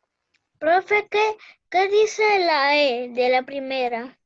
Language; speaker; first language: Spanish; native; Spanish